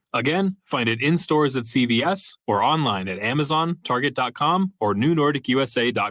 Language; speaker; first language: English; native; English